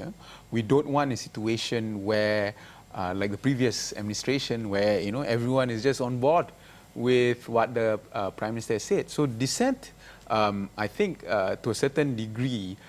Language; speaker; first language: English; non-native, local second language; Malay